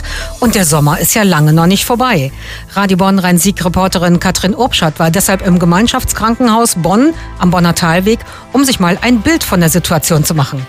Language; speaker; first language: German; native; German